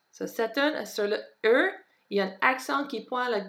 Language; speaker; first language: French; non-native, fluent; English